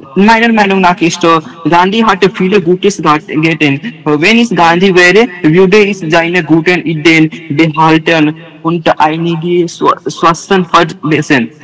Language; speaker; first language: German; non-native, learner; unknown